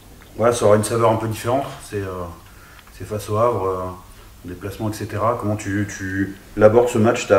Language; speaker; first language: French; native; French